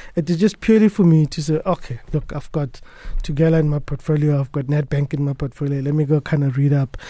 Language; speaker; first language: English; non-native, local second language; Tswana